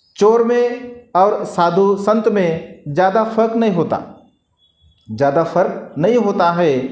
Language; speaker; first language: Hindi; non-native, local second language; Marathi